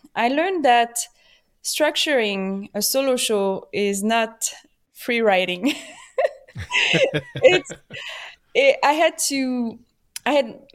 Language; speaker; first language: English; non-native, fluent; French